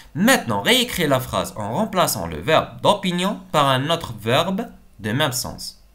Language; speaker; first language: French; non-native, local second language; Arabic